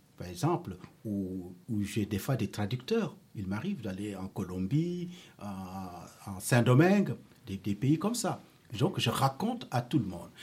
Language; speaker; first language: French; non-native, local second language; Wolof